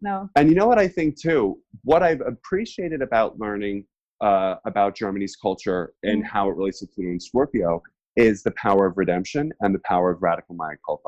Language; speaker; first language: English; native; English